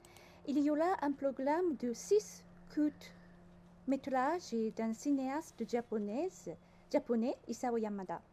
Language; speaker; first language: French; non-native, learner; Japanese